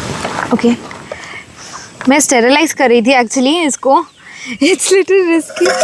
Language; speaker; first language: Hindi; native; Hindi